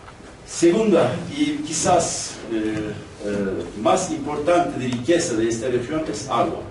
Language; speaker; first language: Spanish; non-native, fluent; Kurdish